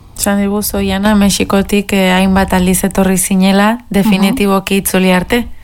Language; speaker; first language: Basque; native; Basque